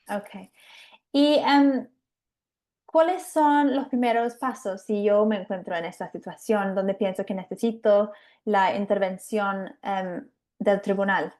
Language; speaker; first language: Spanish; non-native, fluent; English